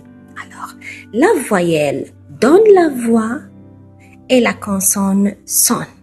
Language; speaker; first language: French; non-native, local second language; Arabic